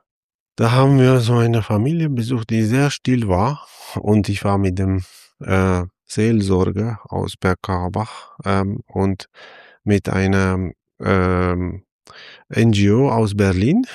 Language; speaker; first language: German; non-native, fluent; Armenian